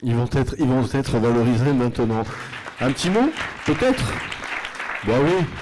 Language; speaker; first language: French; native; French